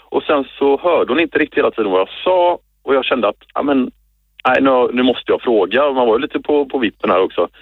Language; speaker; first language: Swedish; native; Swedish